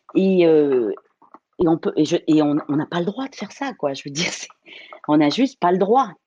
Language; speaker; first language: French; native; French